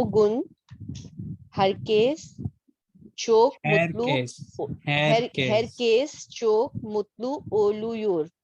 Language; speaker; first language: Turkish; non-native, learner; Urdu